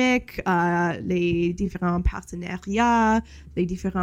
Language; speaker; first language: French; native; French